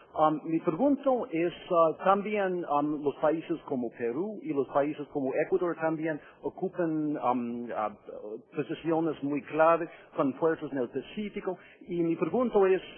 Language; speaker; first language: Spanish; non-native, fluent; English